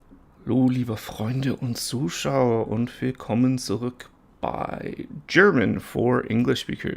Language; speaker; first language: German; non-native, learner; English